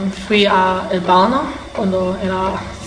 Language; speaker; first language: Spanish; early bilingual, heritage; English